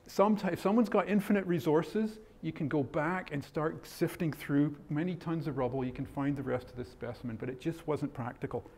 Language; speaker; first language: English; native; English